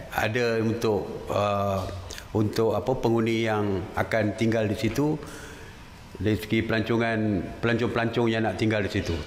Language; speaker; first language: Malay; native; Malay